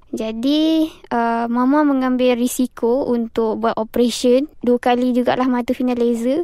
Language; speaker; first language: Malay; native; Malay